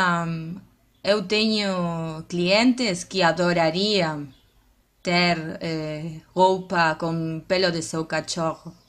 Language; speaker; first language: Portuguese; non-native, learner; Spanish